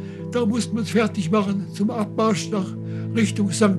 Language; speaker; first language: German; native; German